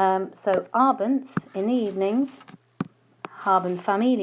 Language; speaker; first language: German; non-native, fluent; English